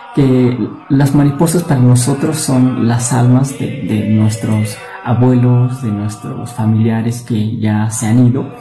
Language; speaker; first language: Spanish; native; Spanish